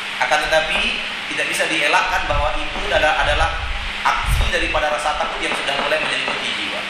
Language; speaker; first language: Indonesian; non-native, local second language; Minangkabau